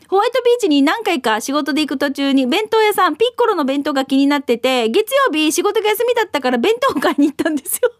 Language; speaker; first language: Japanese; native; Japanese